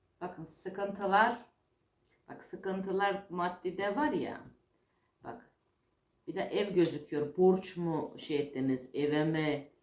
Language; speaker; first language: Turkish; non-native, fluent; Russian